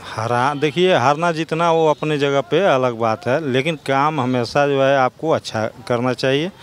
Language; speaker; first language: Hindi; native; Hindi